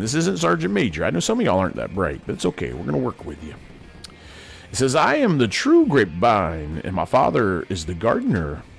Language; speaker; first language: English; native; English